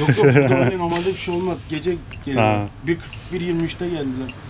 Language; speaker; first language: Turkish; early bilingual, heritage; Turkish